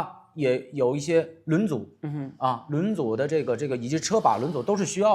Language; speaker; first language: Chinese; native; Chinese